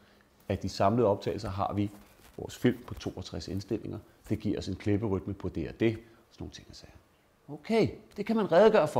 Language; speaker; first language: Danish; native; Danish